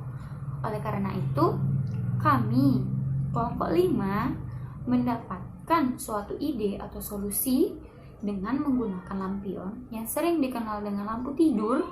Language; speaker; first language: Indonesian; native; Indonesian